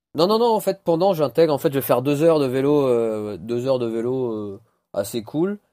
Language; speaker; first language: French; native; French